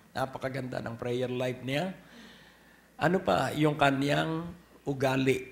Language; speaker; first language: Filipino; native; Filipino